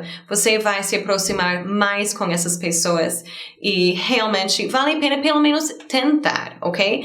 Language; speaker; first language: Portuguese; non-native, fluent; English